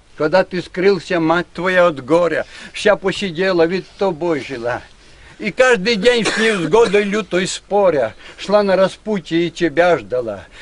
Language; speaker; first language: Russian; non-native, local second language; Ukrainian